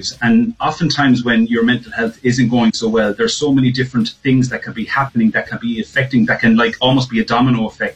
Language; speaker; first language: English; native; English